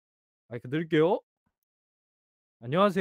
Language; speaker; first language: Korean; native; Korean